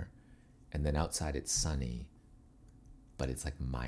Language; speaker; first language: English; native; English